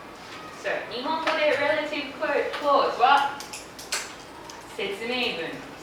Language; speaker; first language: Japanese; non-native, fluent; English